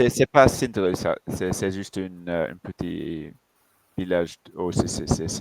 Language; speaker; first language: French; non-native, fluent; English